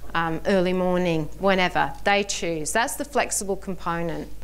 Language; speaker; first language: English; native; English